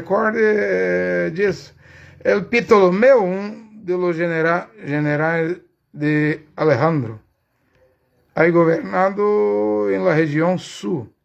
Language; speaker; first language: Spanish; non-native, learner; Portuguese